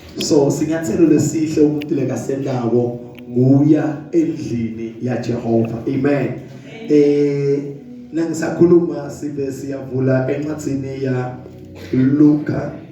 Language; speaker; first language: Zulu; non-native, local second language; Swati